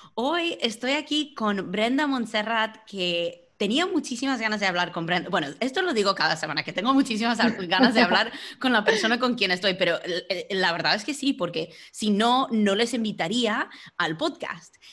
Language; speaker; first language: Spanish; non-native, fluent; English